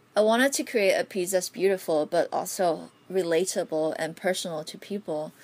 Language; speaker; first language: English; non-native, local second language; Cantonese